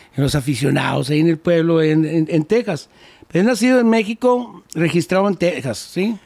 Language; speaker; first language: Spanish; early bilingual, heritage; Spanish